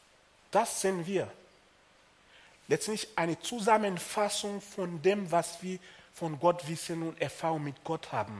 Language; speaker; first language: German; non-native, fluent; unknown